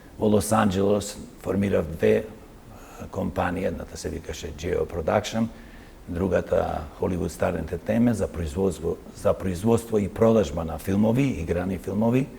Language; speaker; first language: Macedonian; native; Macedonian